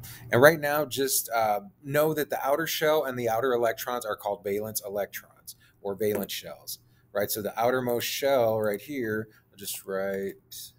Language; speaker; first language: English; native; English